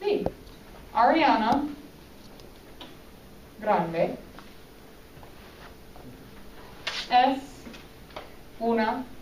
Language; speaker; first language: Spanish; non-native, fluent; English